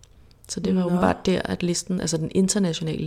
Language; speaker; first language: Danish; native; Danish